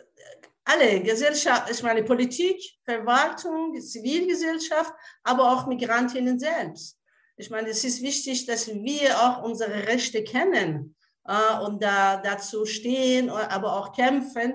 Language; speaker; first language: German; non-native, fluent; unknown